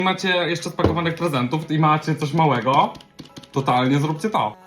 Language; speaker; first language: Polish; native; Polish